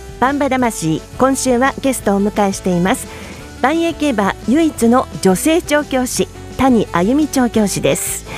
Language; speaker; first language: Japanese; native; Japanese